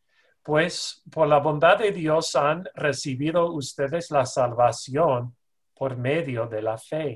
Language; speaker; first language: Spanish; non-native, fluent; English